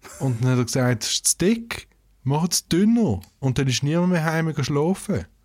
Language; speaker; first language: German; native; German